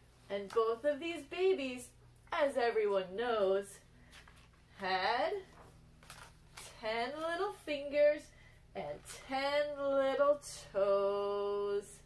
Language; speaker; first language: English; native; English